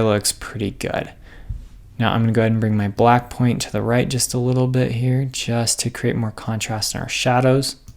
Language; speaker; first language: English; native; English